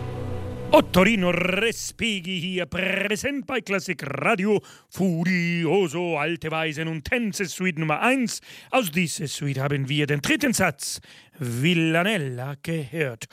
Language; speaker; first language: German; non-native, fluent; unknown